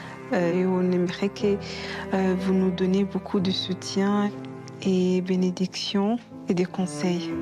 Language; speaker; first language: French; non-native, local second language; Kinyarwanda